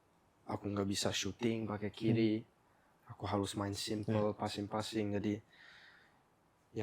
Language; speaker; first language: Indonesian; early bilingual, heritage; English